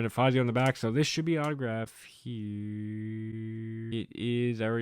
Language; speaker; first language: English; native; English